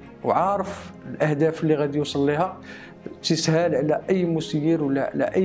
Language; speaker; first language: Arabic; native; Arabic